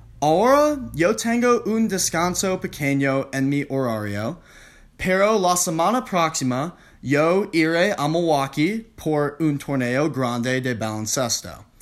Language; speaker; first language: Spanish; non-native, learner; English